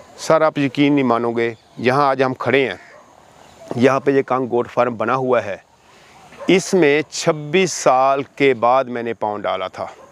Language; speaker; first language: Hindi; non-native, local second language; Punjabi